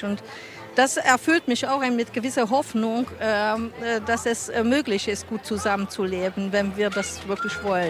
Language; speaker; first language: German; non-native, fluent; Hungarian